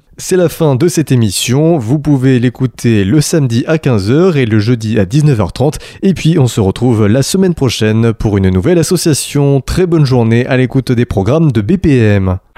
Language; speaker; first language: French; native; French